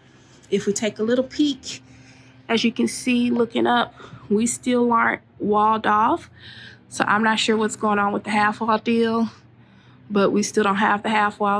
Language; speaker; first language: English; native; English